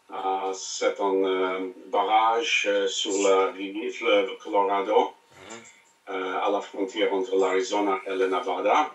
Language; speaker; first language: French; non-native, learner; English